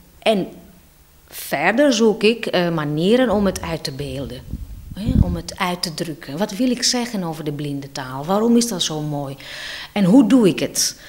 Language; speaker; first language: Dutch; non-native, fluent; Greek